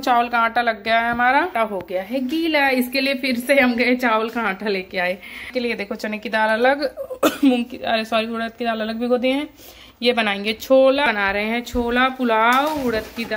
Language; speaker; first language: Hindi; native; Hindi